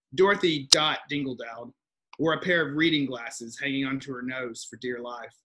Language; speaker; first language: English; native; English